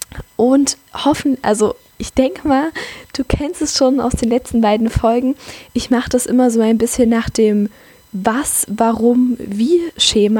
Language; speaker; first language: German; native; German